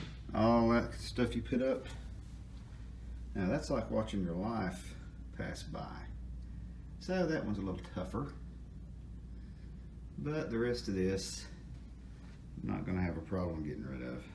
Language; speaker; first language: English; native; English